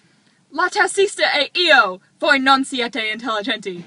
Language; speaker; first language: Italian; non-native, learner; English